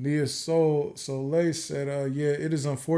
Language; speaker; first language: English; native; English